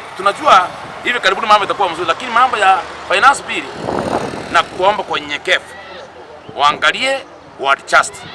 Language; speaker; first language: Swahili; non-native, local second language; Gusii